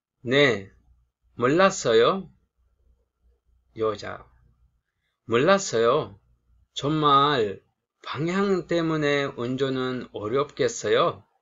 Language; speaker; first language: Korean; non-native, fluent; Sinhala